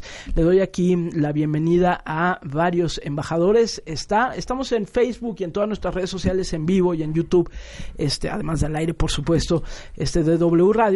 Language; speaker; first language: Spanish; native; Spanish